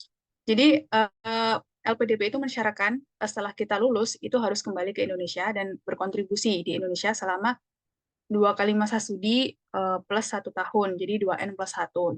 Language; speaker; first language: Indonesian; native; Indonesian